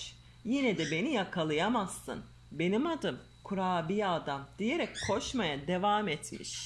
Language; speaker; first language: Turkish; native; Turkish